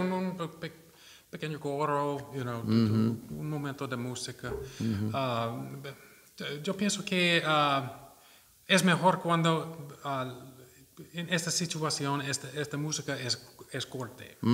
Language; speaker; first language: Spanish; non-native, learner; English